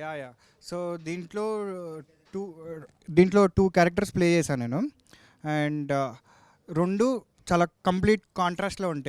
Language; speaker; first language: Telugu; native; Telugu